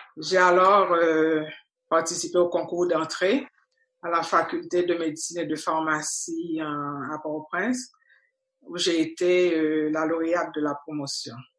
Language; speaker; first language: French; non-native, local second language; Haitian Creole